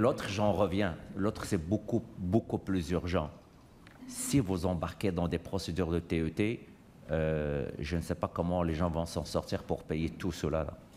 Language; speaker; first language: French; native; French